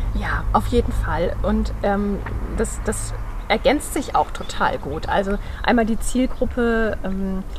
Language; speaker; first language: German; native; German